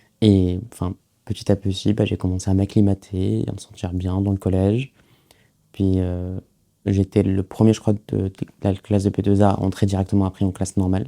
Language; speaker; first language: French; early bilingual, other home language; Arabic